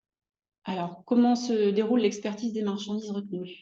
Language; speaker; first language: French; native; French